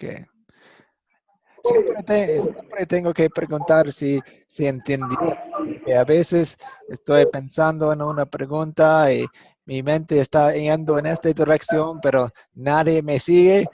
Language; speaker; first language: Spanish; non-native, fluent; English